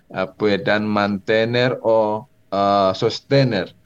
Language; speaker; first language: Spanish; non-native, fluent; Indonesian